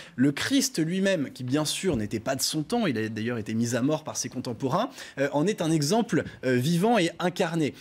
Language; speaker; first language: French; native; French